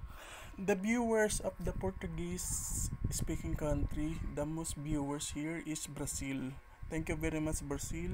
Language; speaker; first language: English; non-native, learner; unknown